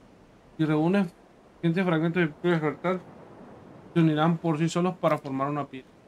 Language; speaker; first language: Spanish; native; Spanish